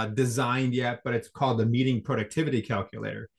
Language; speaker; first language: English; native; English